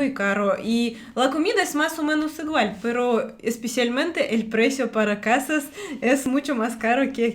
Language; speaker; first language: Spanish; non-native, fluent; Russian